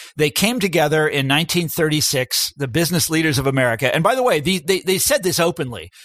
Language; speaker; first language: English; native; English